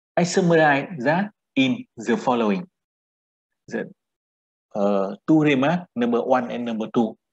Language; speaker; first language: English; non-native, fluent; Vietnamese